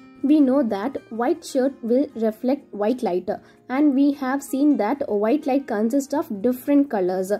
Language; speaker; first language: English; non-native, local second language; Tamil